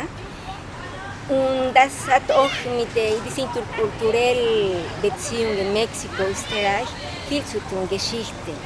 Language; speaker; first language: German; non-native, fluent; Spanish